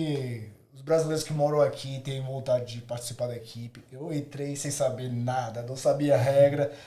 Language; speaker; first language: Portuguese; native; Portuguese